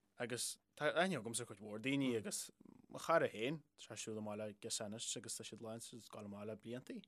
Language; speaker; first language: Irish; native; Irish